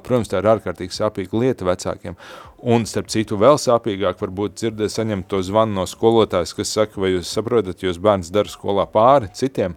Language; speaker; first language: Latvian; native; Latvian